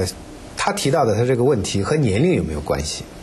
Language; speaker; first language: Chinese; native; Chinese